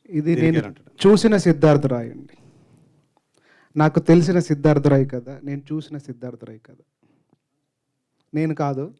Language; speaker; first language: Telugu; native; Telugu